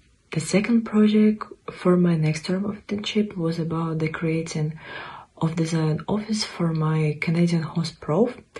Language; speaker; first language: English; non-native, fluent; Ukrainian